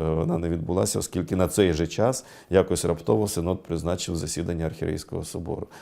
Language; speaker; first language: Ukrainian; native; Ukrainian